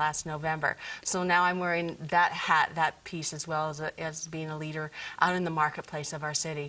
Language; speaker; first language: English; native; English